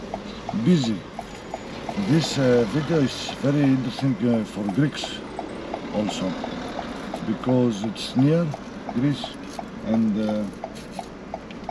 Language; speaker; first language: English; non-native, learner; Greek